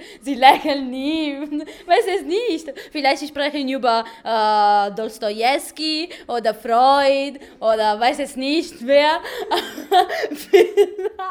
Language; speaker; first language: German; non-native, learner; Italian